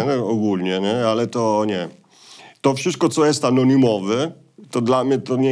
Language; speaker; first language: Polish; non-native, fluent; Italian